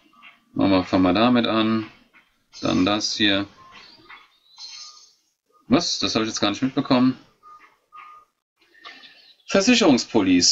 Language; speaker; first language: German; native; German